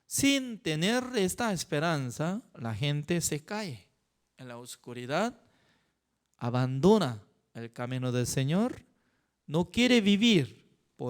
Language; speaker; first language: Spanish; non-native, learner; Korean